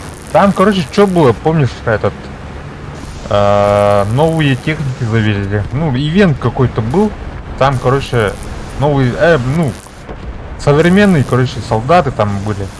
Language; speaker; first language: Russian; non-native, local second language; Yakut